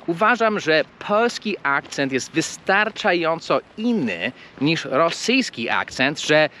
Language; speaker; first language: Polish; early bilingual, heritage; Polish